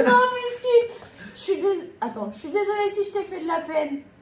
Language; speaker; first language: French; native; French